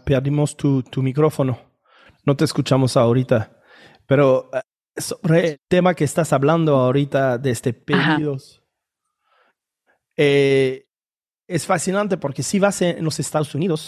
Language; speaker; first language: Spanish; non-native, fluent; French